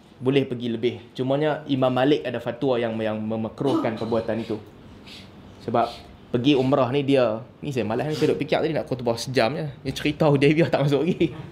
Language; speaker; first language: Malay; native; Malay